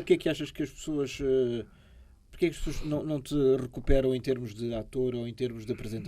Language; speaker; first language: Portuguese; native; Portuguese